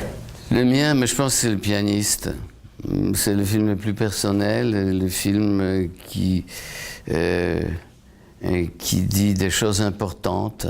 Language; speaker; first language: French; non-native, fluent; Polish